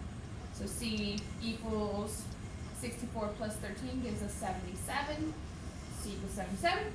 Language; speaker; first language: English; native; English